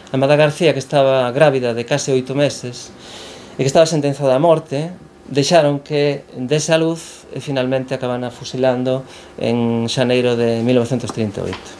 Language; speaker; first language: Galician; native; Galician